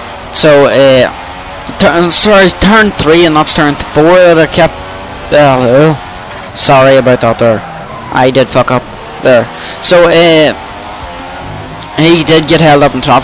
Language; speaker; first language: English; native; English